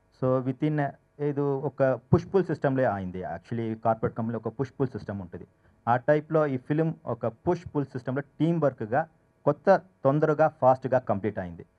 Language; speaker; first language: Telugu; non-native, learner; Tamil